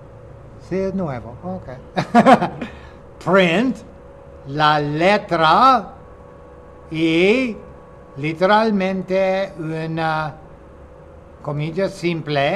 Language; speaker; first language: Spanish; non-native, fluent; English